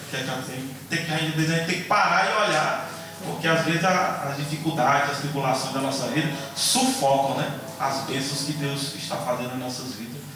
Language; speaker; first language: Portuguese; native; Portuguese